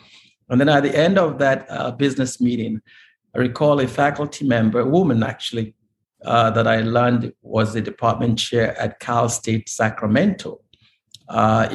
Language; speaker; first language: English; non-native, local second language; Igbo